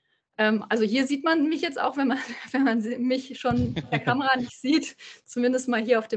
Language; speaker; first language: German; native; German